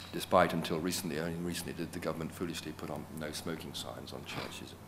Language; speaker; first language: English; native; English